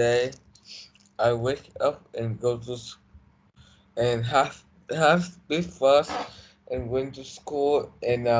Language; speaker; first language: English; non-native, learner; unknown